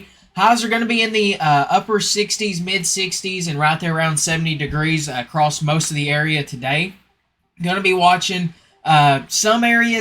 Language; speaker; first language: English; native; English